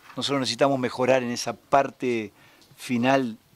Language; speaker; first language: Spanish; native; Spanish